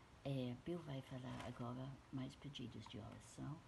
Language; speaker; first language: Portuguese; non-native, fluent; English